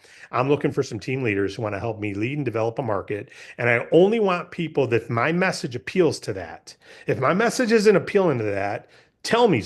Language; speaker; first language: English; native; English